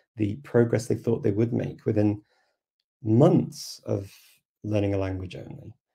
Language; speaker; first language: English; native; English